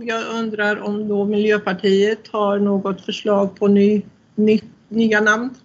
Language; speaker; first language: Swedish; native; Swedish